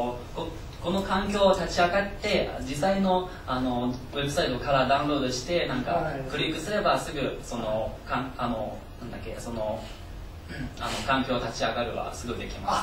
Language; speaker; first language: Japanese; non-native, fluent; Chinese